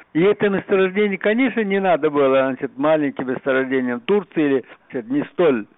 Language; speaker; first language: Russian; non-native, local second language; Kyrgyz